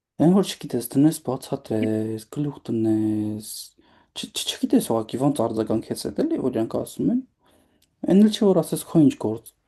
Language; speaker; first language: Armenian; native; Armenian